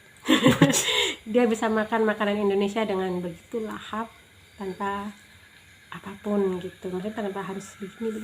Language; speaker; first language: Indonesian; native; Indonesian